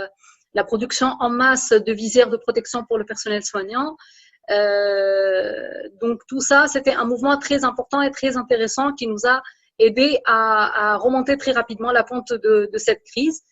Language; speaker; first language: French; non-native, local second language; Arabic